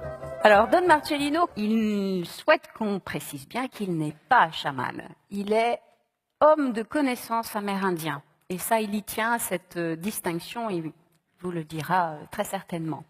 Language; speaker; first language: French; native; French